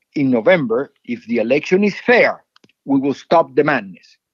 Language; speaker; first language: English; non-native, fluent; Spanish